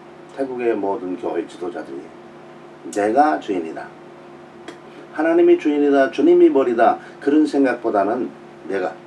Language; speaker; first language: Korean; native; Korean